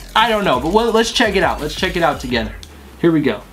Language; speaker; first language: English; native; English